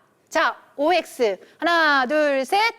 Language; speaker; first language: Korean; native; Korean